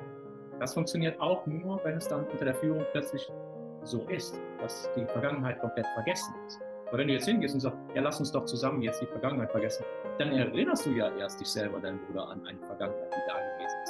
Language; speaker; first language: German; native; German